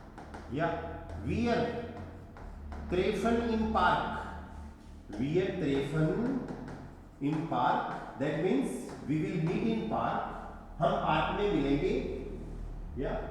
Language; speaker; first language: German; non-native, fluent; Hindi